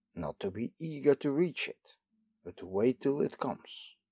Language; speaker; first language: English; non-native, fluent; Dutch